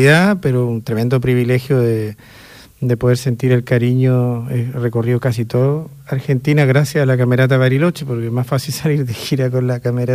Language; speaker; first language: Spanish; native; Spanish